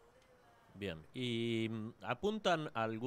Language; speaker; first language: Spanish; native; Spanish